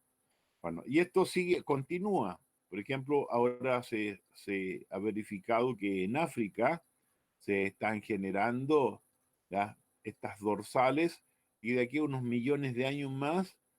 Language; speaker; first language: Spanish; native; Spanish